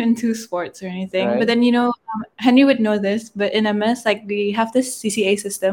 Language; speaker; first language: English; non-native, fluent; Malay